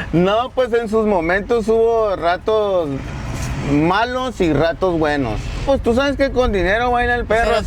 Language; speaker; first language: Spanish; native; Spanish